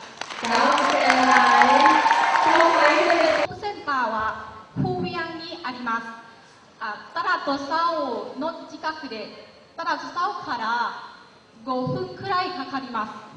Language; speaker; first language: Japanese; non-native, learner; Lao